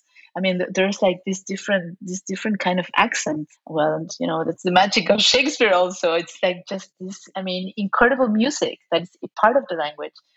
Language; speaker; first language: English; non-native, fluent; Spanish